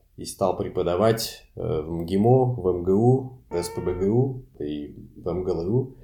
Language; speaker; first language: Russian; non-native, fluent; Portuguese